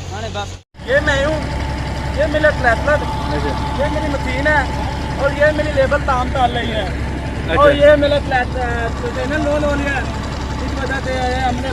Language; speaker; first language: Hindi; non-native, local second language; Sindhi